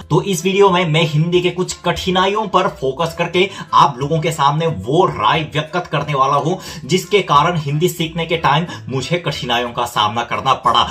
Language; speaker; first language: Hindi; non-native, fluent; Korean